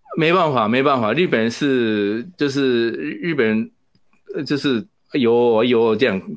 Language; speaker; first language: Chinese; non-native, fluent; Japanese